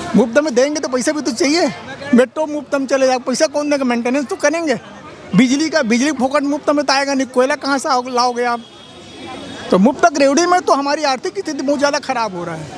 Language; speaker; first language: Hindi; native; Hindi